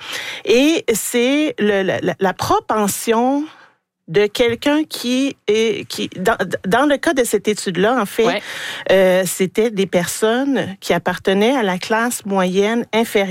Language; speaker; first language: French; native; French